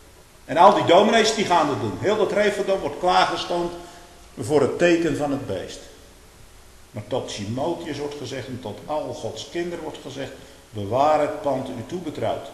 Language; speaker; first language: Dutch; native; Dutch